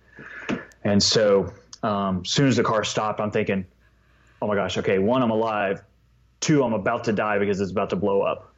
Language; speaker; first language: English; native; English